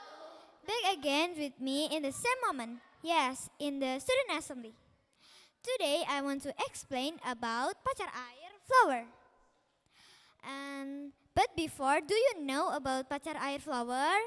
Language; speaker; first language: English; non-native, learner; Indonesian